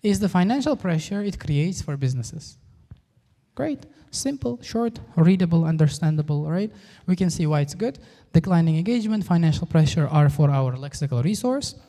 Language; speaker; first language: English; non-native, fluent; Uzbek